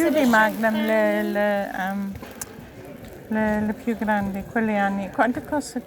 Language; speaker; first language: Italian; non-native, learner; English